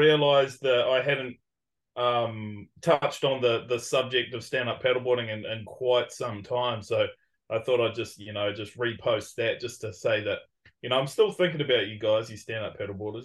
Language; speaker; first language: English; native; English